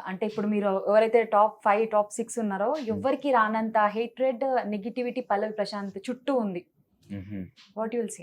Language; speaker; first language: Telugu; native; Telugu